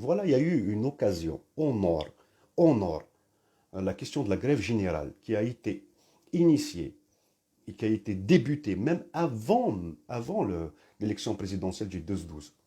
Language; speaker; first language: French; non-native, local second language; Kabyle